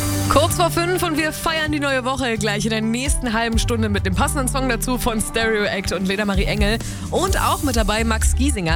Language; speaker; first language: German; native; German